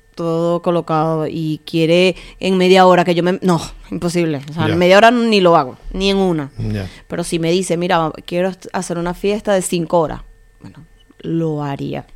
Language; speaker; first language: Spanish; native; Spanish